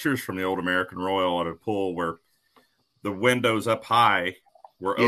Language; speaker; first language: English; native; English